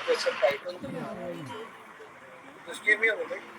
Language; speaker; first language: Hindi; native; Hindi